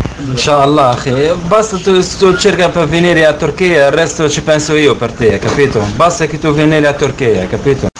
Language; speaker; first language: Italian; non-native, learner; Arabic